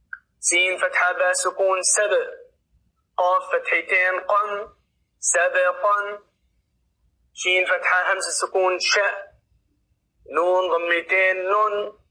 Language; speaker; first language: Arabic; non-native, fluent; Oromo